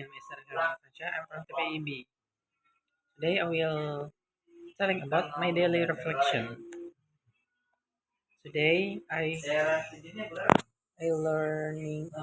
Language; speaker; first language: English; non-native, learner; Indonesian